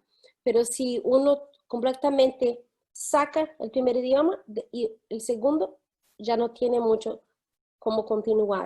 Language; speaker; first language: Spanish; non-native, fluent; English